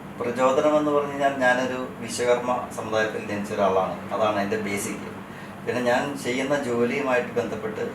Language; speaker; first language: Malayalam; native; Malayalam